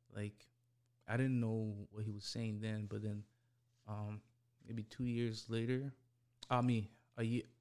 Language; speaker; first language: English; early bilingual, other home language; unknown